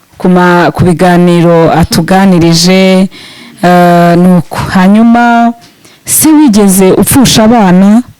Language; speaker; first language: Kinyarwanda; native; Kinyarwanda